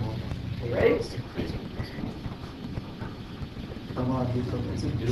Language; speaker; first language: English; native; English